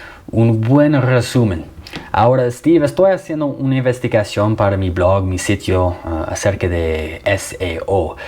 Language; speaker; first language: Spanish; non-native, fluent; English